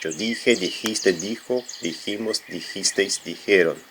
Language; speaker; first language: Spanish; non-native, fluent; Portuguese